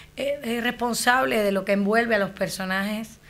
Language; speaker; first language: Spanish; native; Spanish